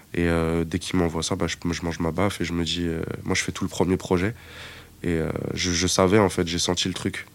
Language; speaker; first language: French; native; French